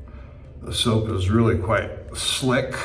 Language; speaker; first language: English; native; English